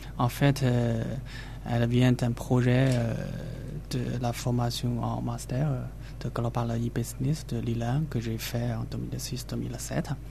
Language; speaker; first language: French; non-native, fluent; Chinese